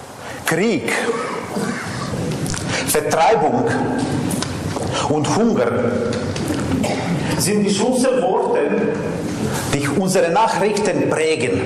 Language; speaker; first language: German; non-native, fluent; Serbian